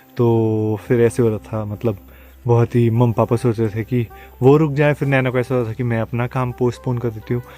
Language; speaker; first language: Hindi; native; Hindi